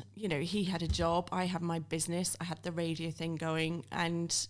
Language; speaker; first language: English; native; English